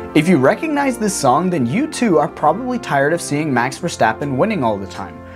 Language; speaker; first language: English; native; English